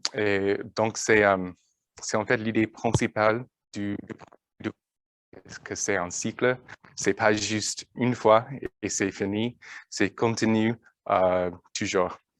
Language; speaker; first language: French; non-native, learner; English